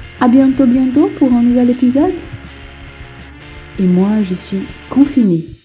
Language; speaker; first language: French; non-native, local second language; Portuguese